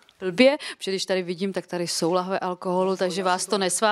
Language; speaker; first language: Czech; native; Czech